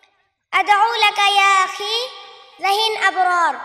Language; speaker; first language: Arabic; non-native, learner; Bangla